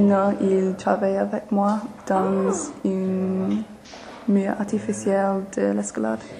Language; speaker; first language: French; non-native, learner; English